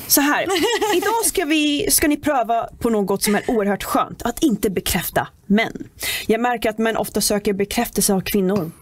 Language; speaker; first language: Swedish; native; Swedish